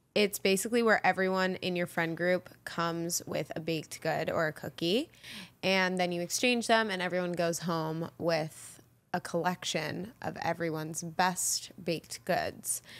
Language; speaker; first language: English; native; English